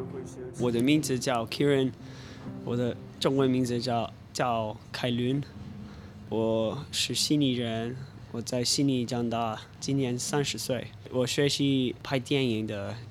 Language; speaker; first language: Chinese; non-native, fluent; English